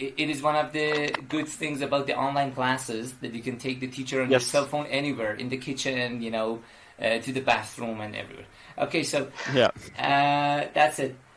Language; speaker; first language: English; non-native, fluent; Persian